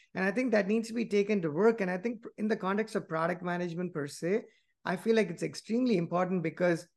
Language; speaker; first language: English; non-native, local second language; Tamil